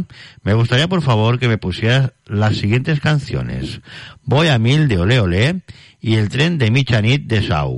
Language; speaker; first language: Spanish; native; Spanish